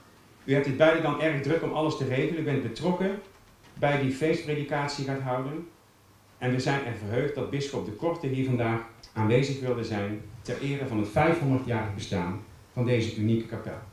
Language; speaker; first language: Dutch; native; Dutch